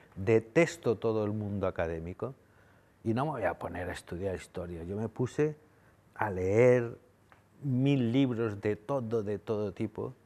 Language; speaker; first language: Spanish; native; Spanish